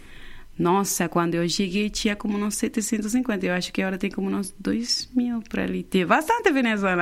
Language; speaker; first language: Portuguese; non-native, fluent; Spanish